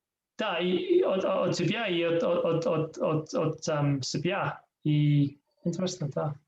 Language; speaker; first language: Russian; non-native, learner; English